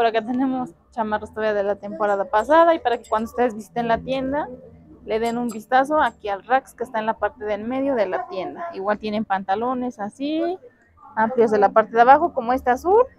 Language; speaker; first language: Spanish; native; Spanish